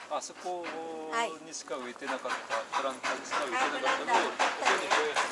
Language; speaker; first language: Japanese; native; Japanese